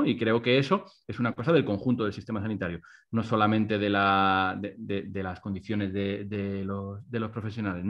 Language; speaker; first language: Spanish; native; Spanish